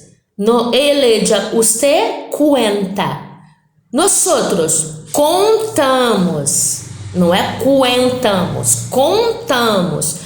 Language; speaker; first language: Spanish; non-native, fluent; Portuguese